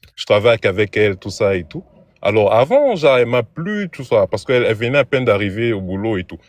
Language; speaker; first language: French; non-native, local second language; Lingala